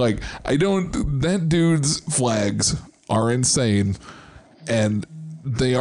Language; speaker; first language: English; native; English